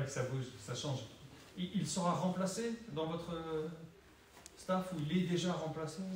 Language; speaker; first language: French; native; French